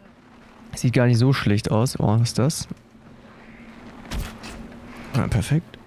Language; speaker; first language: German; native; German